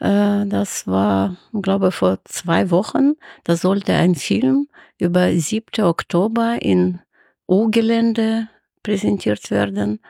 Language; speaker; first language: German; non-native, fluent; Russian